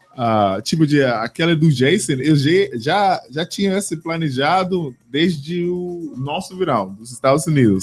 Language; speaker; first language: Portuguese; non-native, fluent; English